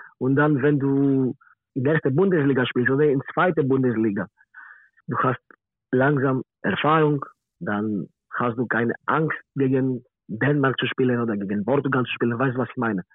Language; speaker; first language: German; non-native, learner; Greek